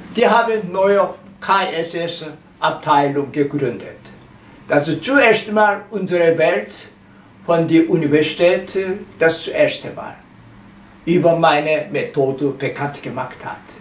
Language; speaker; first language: German; non-native, learner; Korean